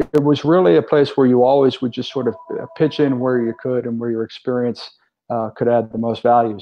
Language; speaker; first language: English; native; English